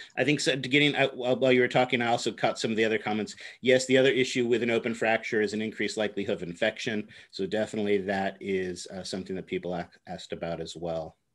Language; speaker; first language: English; native; English